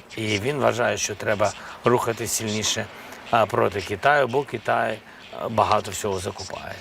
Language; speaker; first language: Ukrainian; non-native, local second language; Russian